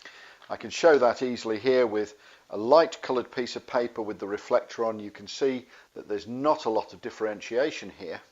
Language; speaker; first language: English; native; English